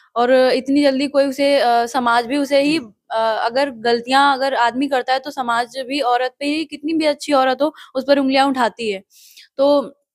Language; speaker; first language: Hindi; native; Hindi